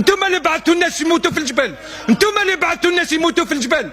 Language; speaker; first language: Arabic; non-native, local second language; Kabyle